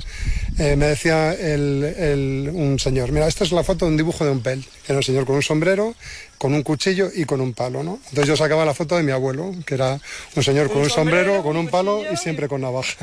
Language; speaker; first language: Spanish; native; Spanish